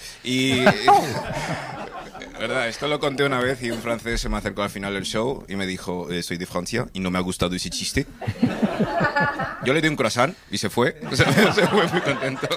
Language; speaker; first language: Spanish; early bilingual, other home language; English